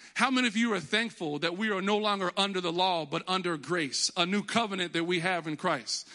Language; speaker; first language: English; native; English